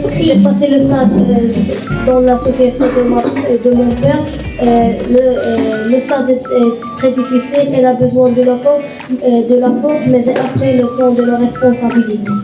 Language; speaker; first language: French; non-native, learner; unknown